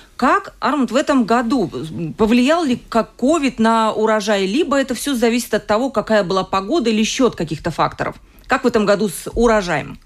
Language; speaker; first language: Russian; native; Russian